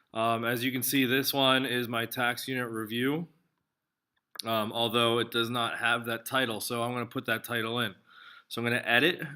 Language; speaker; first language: English; native; English